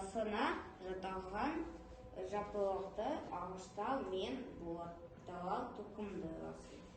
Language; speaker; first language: Kazakh; non-native, local second language; Russian